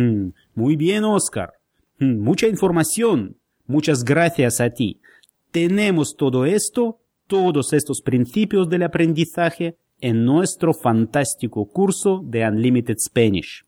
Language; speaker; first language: Spanish; non-native, fluent; Russian